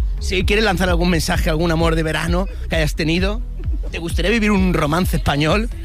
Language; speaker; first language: Spanish; native; Spanish